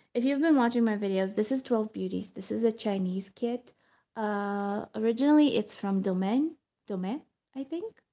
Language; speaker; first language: English; non-native, fluent; Hebrew